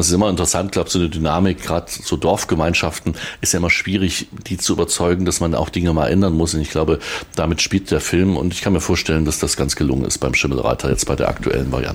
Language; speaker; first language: German; native; German